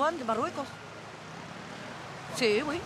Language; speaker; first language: Spanish; non-native, local second language; Arabic